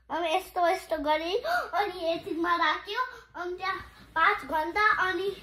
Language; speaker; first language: Nepali; early bilingual, heritage; Nepali